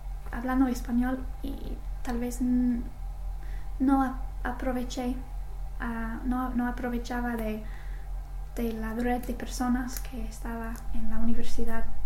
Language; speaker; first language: Spanish; non-native, fluent; English